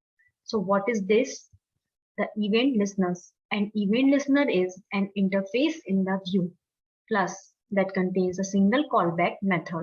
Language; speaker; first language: English; non-native, local second language; Hindi